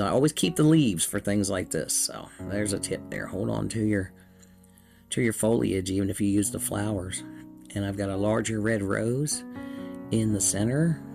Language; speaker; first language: English; native; English